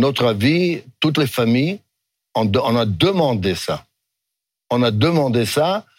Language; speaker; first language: French; non-native, fluent; Hebrew